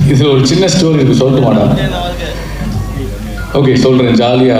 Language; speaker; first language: Tamil; native; Tamil